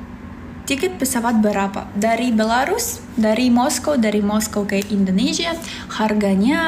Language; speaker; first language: Indonesian; non-native, learner; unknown